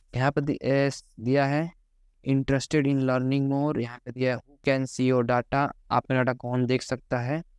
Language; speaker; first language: Hindi; native; Hindi